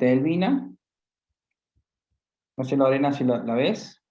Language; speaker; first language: Spanish; native; Spanish